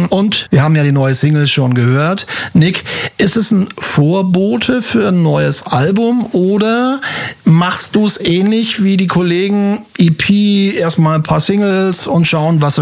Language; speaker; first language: German; native; German